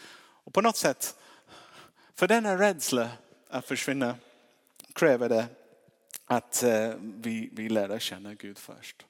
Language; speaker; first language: Swedish; non-native, fluent; English